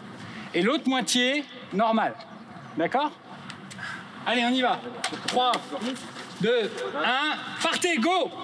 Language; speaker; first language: French; native; French